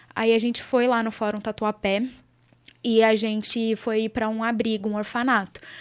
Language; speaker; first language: Portuguese; early bilingual, other home language; Arabic